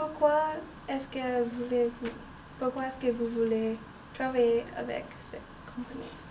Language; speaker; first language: French; non-native, learner; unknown